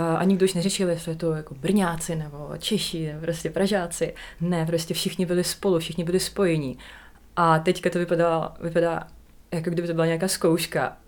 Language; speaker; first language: Czech; non-native, fluent; Russian